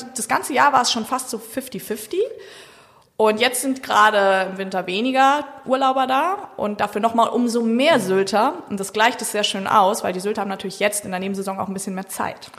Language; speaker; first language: German; native; German